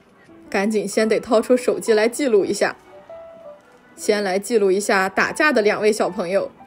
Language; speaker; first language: Chinese; native; Chinese